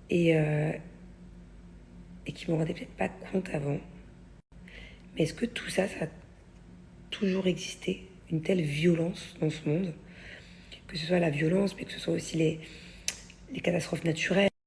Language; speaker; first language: French; native; French